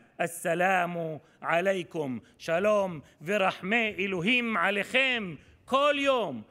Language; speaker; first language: Hebrew; non-native, local second language; Arabic